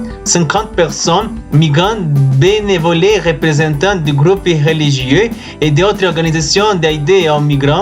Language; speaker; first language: French; non-native, learner; Spanish